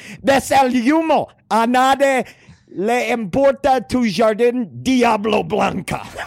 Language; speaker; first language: Spanish; non-native, learner; English